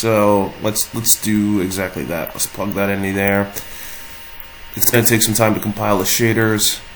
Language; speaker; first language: English; native; English